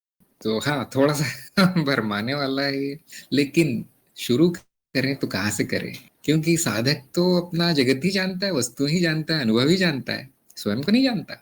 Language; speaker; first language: Hindi; native; Hindi